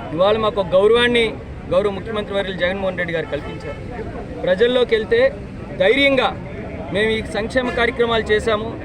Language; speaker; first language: Telugu; native; Telugu